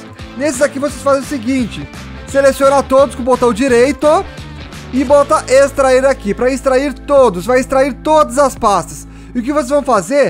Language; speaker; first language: Portuguese; native; Portuguese